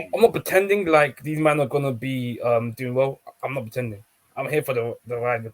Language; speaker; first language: English; native; English